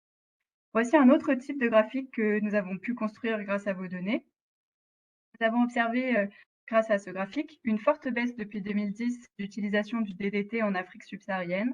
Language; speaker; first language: French; native; French